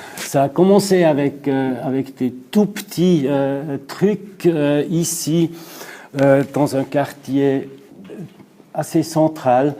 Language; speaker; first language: French; non-native, local second language; German